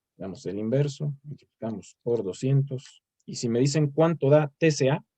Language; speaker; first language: Spanish; native; Spanish